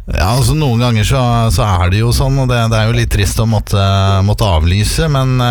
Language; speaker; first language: Norwegian; native; Norwegian